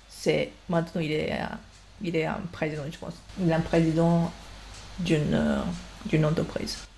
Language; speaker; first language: French; non-native, fluent; Japanese